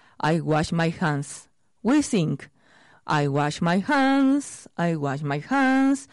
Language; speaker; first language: English; non-native, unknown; Spanish